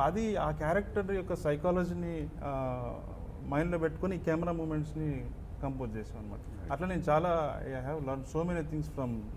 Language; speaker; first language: Telugu; native; Telugu